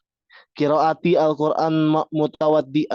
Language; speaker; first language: Arabic; non-native, learner; Indonesian